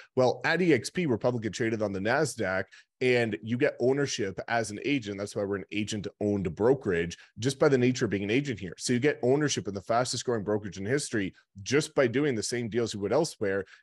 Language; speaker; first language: English; native; English